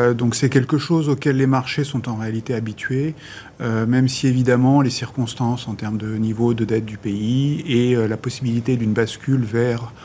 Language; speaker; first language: French; native; French